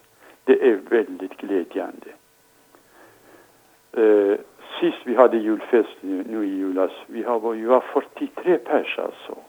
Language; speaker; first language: Swedish; non-native, fluent; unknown